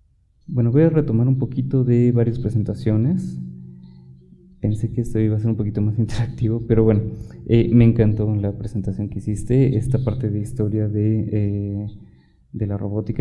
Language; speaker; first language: Spanish; native; Spanish